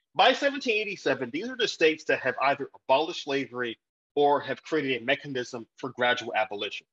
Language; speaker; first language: English; native; English